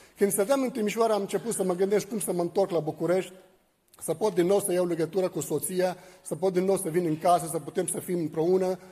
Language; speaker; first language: Romanian; non-native, fluent; Arabic